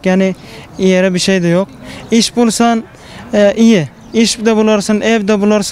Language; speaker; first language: Turkish; non-native, fluent; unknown